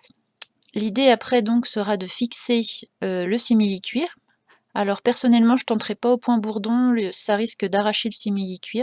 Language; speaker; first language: French; native; French